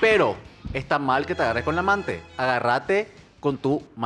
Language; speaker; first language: Spanish; native; Spanish